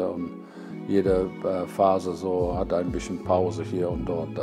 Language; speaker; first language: German; non-native, fluent; English